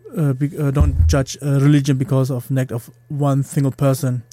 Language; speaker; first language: English; non-native, fluent; German